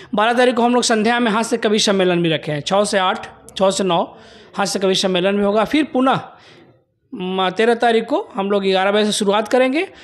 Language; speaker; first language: Hindi; native; Hindi